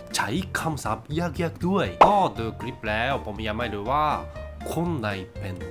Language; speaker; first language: Thai; non-native, learner; Japanese